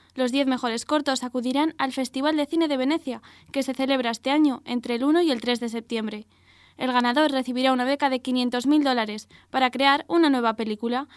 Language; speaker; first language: Spanish; native; Spanish